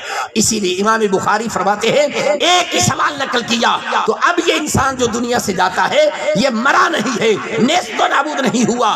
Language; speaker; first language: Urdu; non-native, local second language; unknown